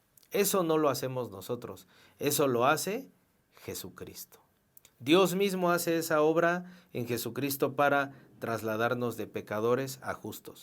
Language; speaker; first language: Spanish; native; Spanish